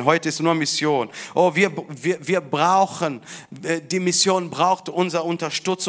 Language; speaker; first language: German; non-native, fluent; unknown